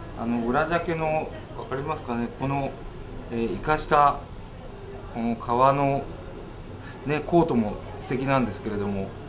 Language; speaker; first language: Japanese; native; Japanese